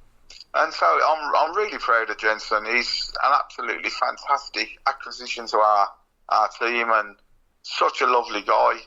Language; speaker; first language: English; native; English